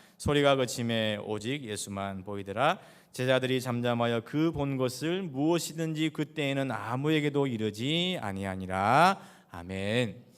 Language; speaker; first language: Korean; native; Korean